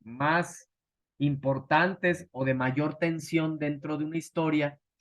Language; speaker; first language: Spanish; native; Spanish